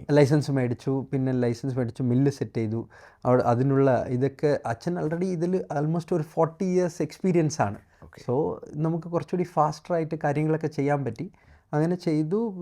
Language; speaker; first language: Malayalam; non-native, local second language; Tamil